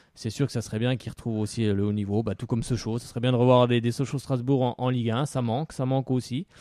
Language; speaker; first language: French; native; French